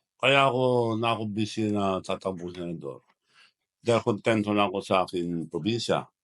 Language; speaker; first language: Filipino; non-native, local second language; Iloko